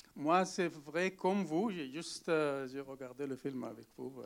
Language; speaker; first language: French; non-native, learner; Arabic